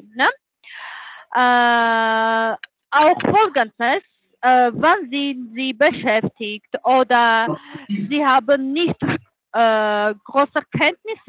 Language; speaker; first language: German; non-native, learner; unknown